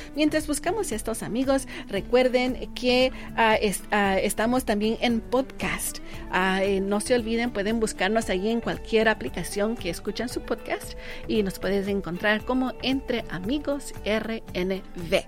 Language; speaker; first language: Spanish; native; Spanish